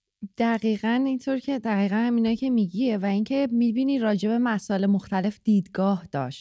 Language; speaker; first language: Persian; native; Persian